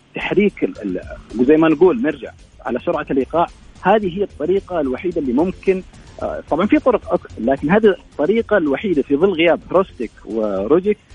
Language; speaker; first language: Arabic; native; Arabic